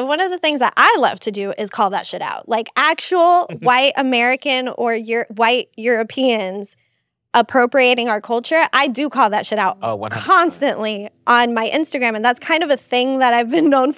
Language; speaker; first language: English; native; English